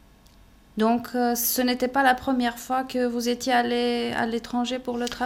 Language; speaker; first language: French; non-native, fluent; Romanian